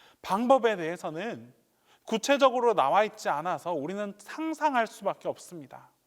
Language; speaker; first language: Korean; native; Korean